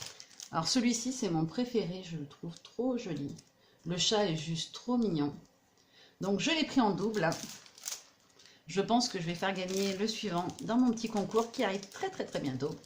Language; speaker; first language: French; native; French